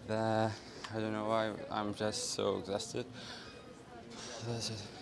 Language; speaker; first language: English; non-native, learner; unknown